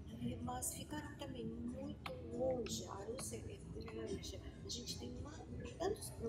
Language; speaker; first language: Portuguese; non-native, fluent; Russian